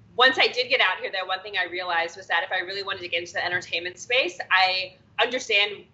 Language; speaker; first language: English; native; English